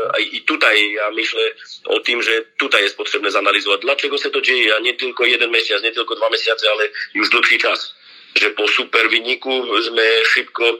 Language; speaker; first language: Polish; non-native, learner; Slovak